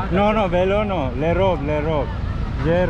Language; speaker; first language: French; non-native, learner; Persian